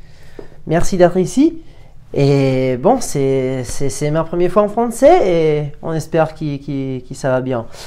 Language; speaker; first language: French; non-native, learner; Italian